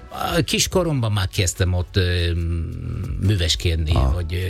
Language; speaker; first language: Hungarian; non-native, learner; Italian